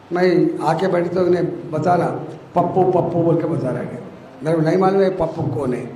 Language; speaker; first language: Hindi; non-native, local second language; Telugu